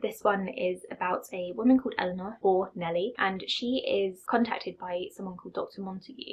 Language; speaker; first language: English; native; English